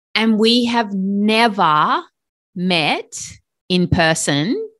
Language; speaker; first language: English; native; English